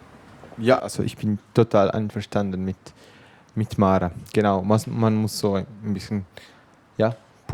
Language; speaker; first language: German; non-native, fluent; Italian